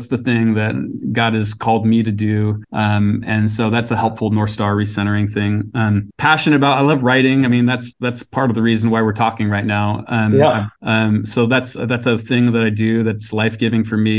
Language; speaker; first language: English; native; English